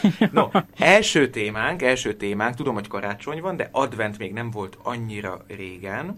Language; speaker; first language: Hungarian; native; Hungarian